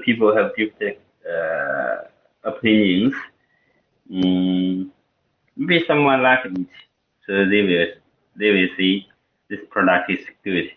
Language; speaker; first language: English; non-native, learner; Chinese